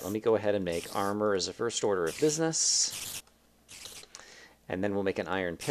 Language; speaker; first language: English; native; English